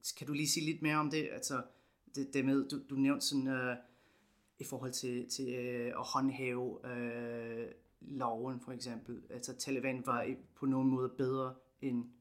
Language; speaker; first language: Danish; non-native, fluent; English